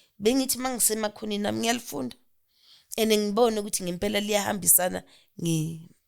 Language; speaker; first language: Zulu; non-native, local second language; Southern Sotho